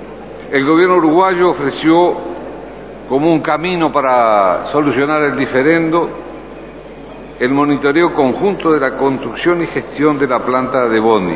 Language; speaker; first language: Spanish; native; Spanish